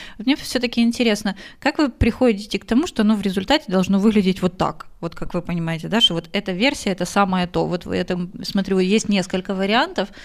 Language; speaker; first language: Russian; native; Russian